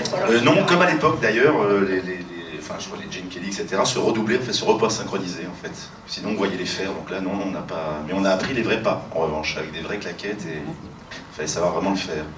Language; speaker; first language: French; native; French